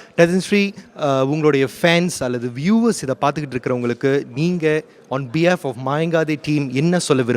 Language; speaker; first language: Tamil; native; Tamil